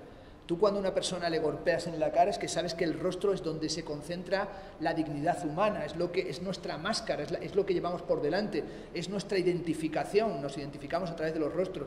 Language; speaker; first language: Spanish; native; Spanish